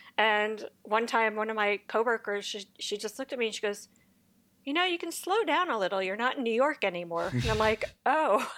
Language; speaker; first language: English; native; English